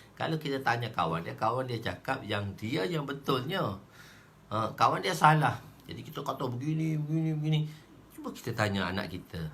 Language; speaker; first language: Malay; native; Malay